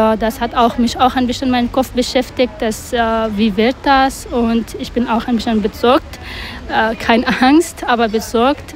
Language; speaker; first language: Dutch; non-native, learner; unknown